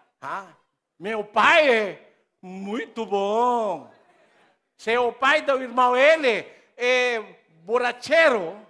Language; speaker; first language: Portuguese; non-native, learner; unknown